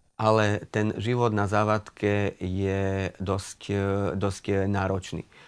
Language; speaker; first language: Slovak; native; Slovak